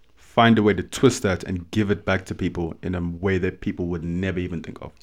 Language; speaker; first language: English; native; English